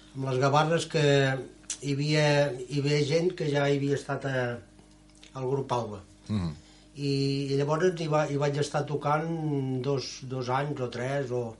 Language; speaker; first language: Catalan; native; Catalan